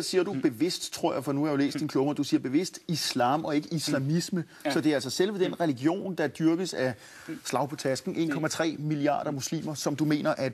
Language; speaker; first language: Danish; native; Danish